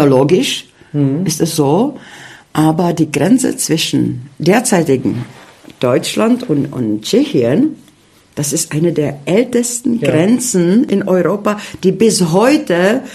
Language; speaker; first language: German; non-native, fluent; Czech